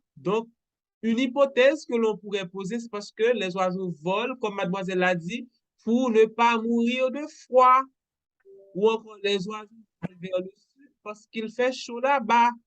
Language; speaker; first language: French; non-native, local second language; Haitian Creole